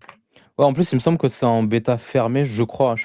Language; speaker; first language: French; native; French